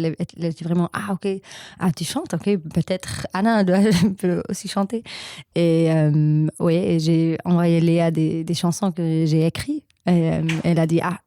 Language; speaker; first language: French; non-native, learner; German